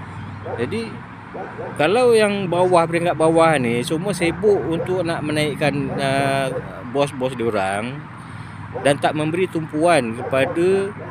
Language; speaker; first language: Malay; native; Malay